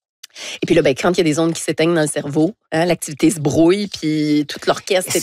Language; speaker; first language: French; native; French